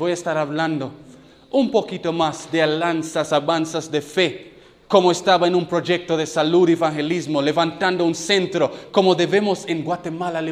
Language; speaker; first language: Spanish; non-native, learner; English